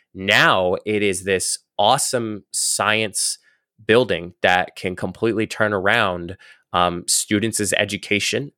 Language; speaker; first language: English; native; English